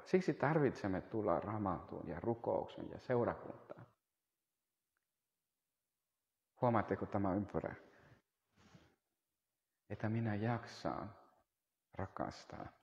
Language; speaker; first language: Finnish; non-native, fluent; Spanish